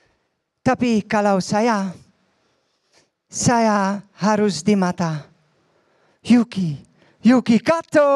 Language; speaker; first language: Indonesian; non-native, learner; Dutch